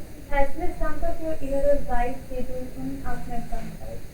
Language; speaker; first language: German; non-native, learner; Hindi